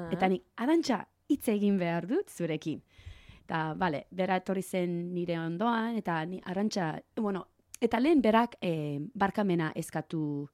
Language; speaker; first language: Basque; non-native, learner; English